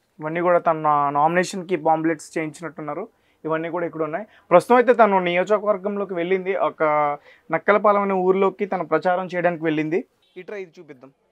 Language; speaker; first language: Telugu; native; Telugu